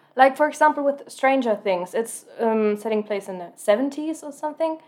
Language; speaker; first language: English; non-native, fluent; German